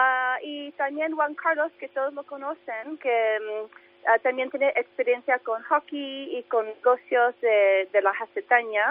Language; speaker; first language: Spanish; early bilingual, heritage; English